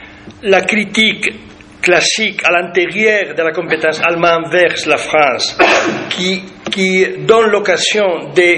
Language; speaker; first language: French; non-native, fluent; Spanish